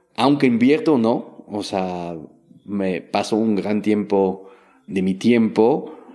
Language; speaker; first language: Spanish; non-native, fluent; French